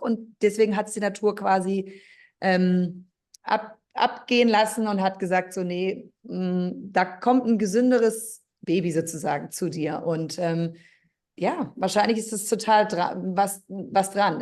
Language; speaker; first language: German; native; German